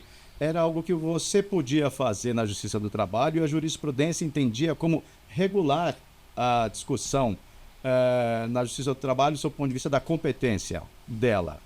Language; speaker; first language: Portuguese; native; Portuguese